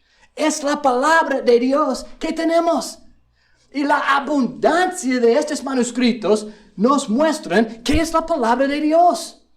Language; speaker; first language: Spanish; non-native, fluent; English